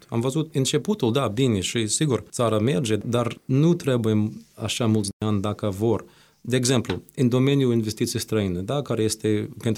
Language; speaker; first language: Romanian; non-native, fluent; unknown